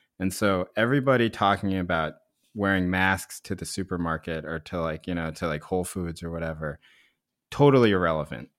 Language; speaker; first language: English; early bilingual, other home language; Korean